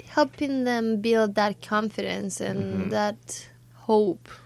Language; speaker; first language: English; non-native, fluent; Spanish